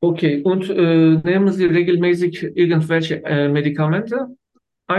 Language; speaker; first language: German; non-native, learner; Turkish